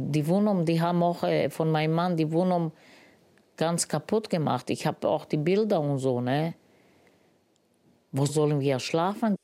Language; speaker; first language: German; non-native, learner; Romany